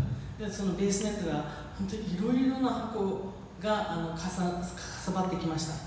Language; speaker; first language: Japanese; early bilingual, heritage; English